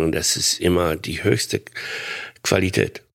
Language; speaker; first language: German; non-native, fluent; Polish